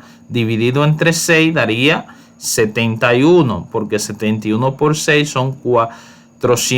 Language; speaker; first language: Spanish; native; Spanish